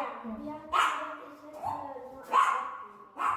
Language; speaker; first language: German; non-native, learner; Urdu